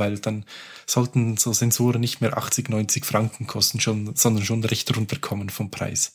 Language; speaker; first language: German; native; German